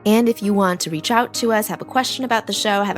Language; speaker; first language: English; native; English